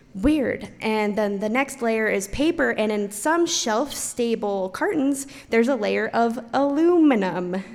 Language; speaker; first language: English; native; English